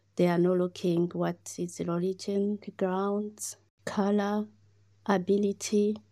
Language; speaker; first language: English; non-native, learner; Rundi